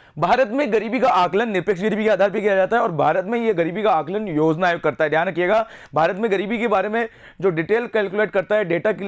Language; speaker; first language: Hindi; native; Hindi